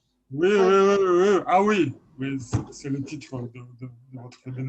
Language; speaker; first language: French; non-native, fluent; Lithuanian